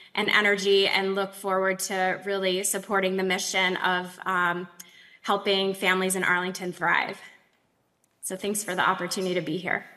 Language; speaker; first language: English; native; English